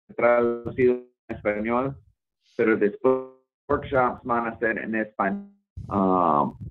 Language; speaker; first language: Spanish; non-native, fluent; English